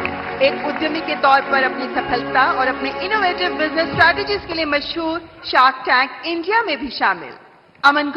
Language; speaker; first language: Hindi; native; Hindi